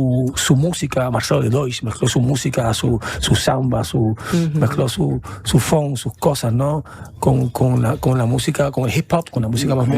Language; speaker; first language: Spanish; native; Spanish